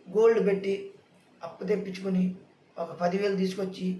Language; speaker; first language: Telugu; non-native, local second language; Lambadi